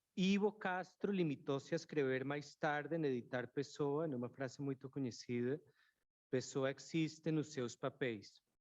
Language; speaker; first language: Portuguese; non-native, fluent; Spanish